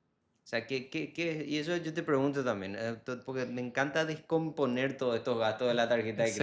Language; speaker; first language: Spanish; native; Spanish